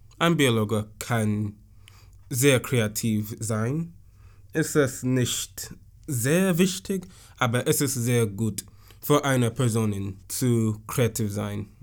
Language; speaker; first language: German; non-native, learner; English